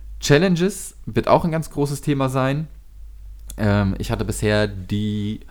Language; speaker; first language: German; native; German